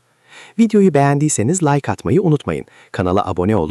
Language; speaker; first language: Turkish; native; Turkish